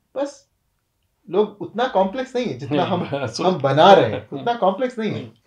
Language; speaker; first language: Hindi; non-native, local second language; Kannada